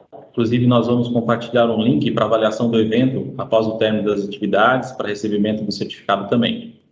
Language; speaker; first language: Portuguese; native; Portuguese